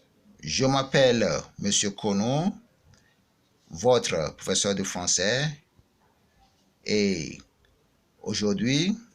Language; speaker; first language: French; non-native, fluent; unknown